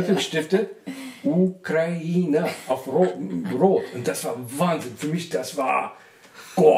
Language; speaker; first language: German; non-native, learner; English